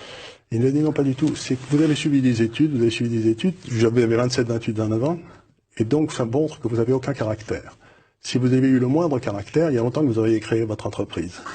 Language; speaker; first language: French; native; French